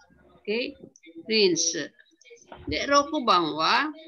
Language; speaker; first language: Japanese; non-native, fluent; Filipino